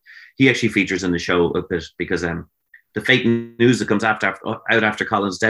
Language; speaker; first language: English; native; English